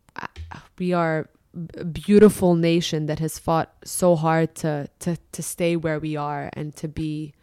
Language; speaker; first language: English; early bilingual, other home language; Arabic